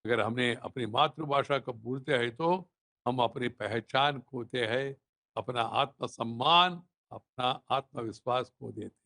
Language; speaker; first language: Hindi; non-native, local second language; Telugu